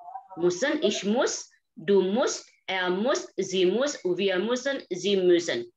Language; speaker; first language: German; non-native, fluent; Indonesian